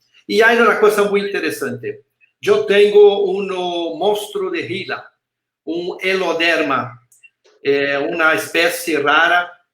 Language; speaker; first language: Spanish; non-native, learner; Portuguese